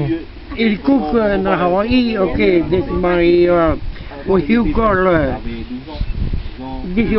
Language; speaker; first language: English; non-native, learner; French